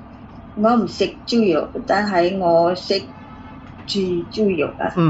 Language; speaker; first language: Cantonese; non-native, learner; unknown